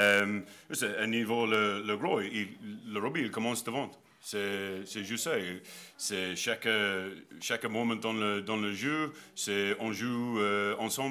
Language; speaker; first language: French; non-native, learner; English